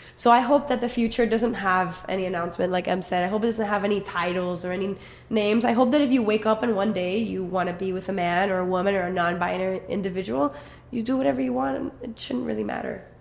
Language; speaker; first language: English; early bilingual, other home language; Spanish